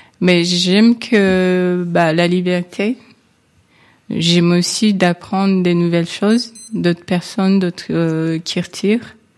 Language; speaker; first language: French; non-native, local second language; Kinyarwanda